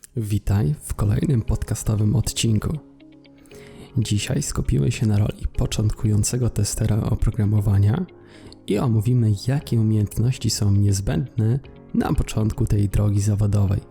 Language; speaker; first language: Polish; native; Polish